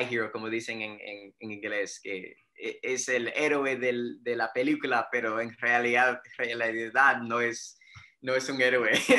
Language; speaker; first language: Spanish; early bilingual, heritage; Spanish